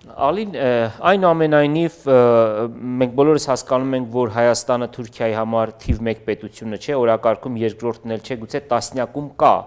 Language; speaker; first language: Armenian; native; Armenian